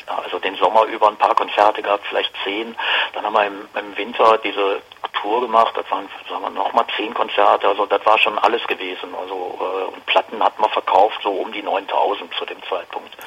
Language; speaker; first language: German; native; German